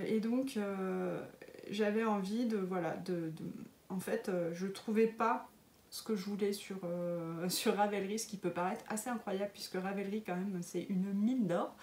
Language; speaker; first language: French; native; French